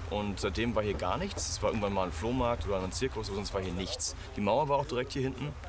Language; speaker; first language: German; native; German